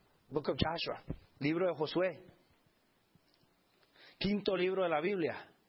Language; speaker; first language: Spanish; native; Spanish